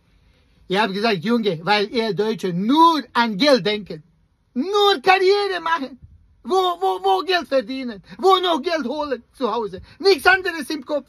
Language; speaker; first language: German; non-native, learner; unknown